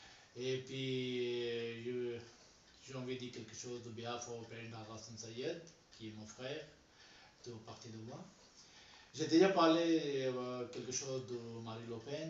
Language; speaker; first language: French; non-native, learner; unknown